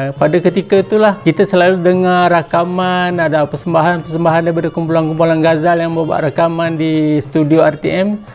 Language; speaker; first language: Malay; native; Malay